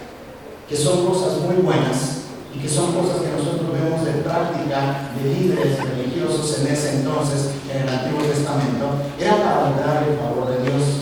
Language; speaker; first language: Spanish; native; Spanish